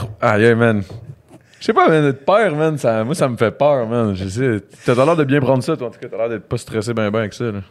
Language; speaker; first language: French; native; French